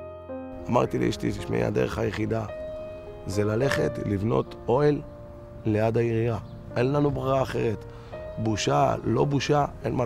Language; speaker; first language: Hebrew; native; Hebrew